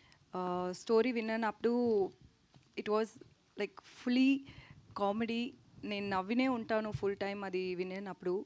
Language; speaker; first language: Telugu; non-native, learner; Tamil